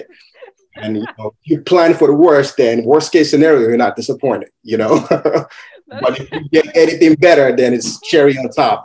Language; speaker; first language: English; non-native, local second language; Yoruba